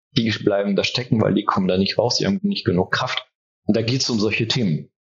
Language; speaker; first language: German; early bilingual, heritage; French